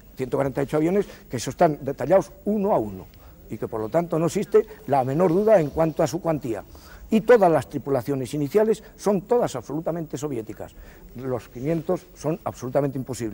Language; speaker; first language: Spanish; native; Spanish